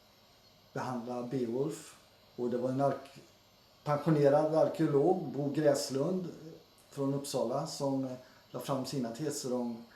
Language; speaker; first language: Swedish; native; Swedish